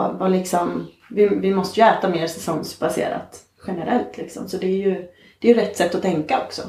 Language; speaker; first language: Swedish; native; Swedish